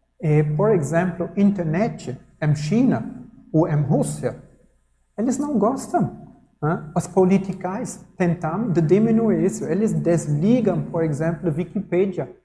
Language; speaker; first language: Portuguese; non-native, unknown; German